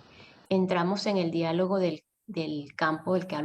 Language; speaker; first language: Spanish; native; Spanish